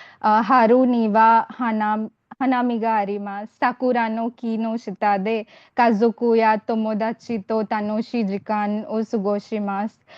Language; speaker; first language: Japanese; non-native, learner; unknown